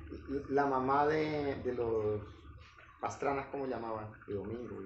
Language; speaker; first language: Spanish; native; Spanish